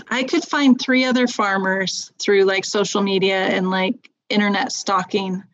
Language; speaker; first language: English; native; English